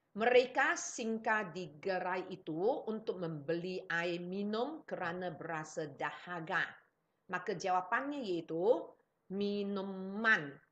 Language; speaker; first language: Malay; non-native, local second language; Chinese